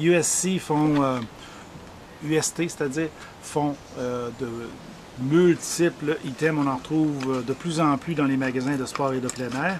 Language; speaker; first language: French; native; French